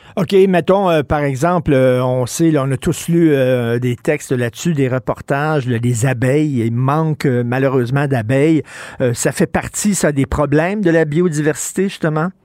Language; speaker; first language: French; native; French